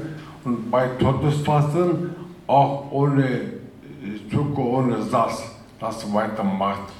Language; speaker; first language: German; non-native, fluent; Turkish